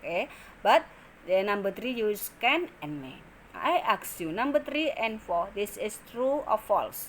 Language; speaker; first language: English; non-native, learner; Indonesian